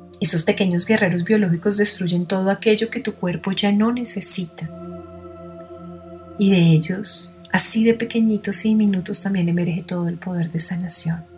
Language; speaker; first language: Spanish; native; Spanish